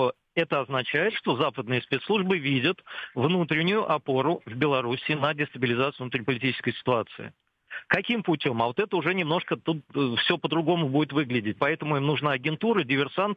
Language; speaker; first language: Russian; native; Russian